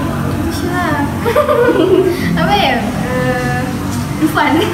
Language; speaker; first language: Japanese; non-native, learner; Indonesian